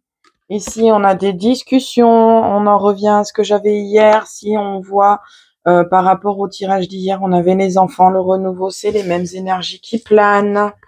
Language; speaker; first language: French; native; French